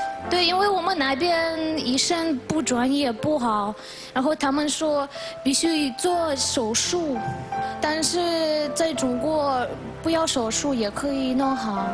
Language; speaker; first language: Chinese; non-native, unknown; Russian